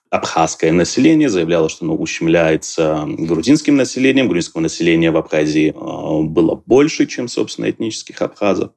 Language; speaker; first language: Russian; non-native, local second language; Georgian